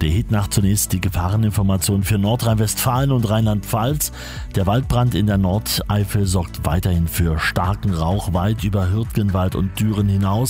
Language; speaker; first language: German; native; German